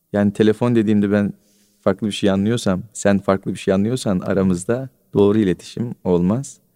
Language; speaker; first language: Turkish; native; Turkish